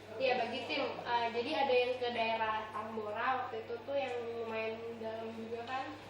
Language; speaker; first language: Indonesian; native; Indonesian